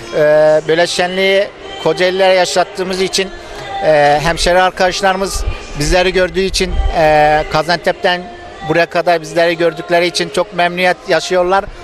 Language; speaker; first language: Turkish; native; Turkish